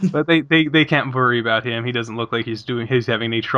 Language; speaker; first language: English; native; English